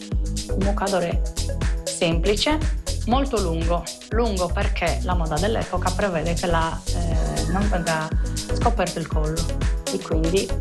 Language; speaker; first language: Italian; native; Italian